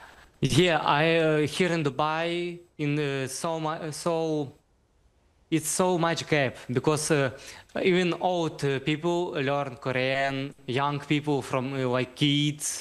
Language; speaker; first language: English; non-native, learner; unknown